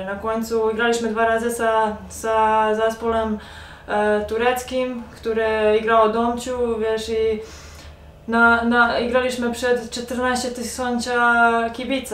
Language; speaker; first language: Polish; non-native, learner; Serbian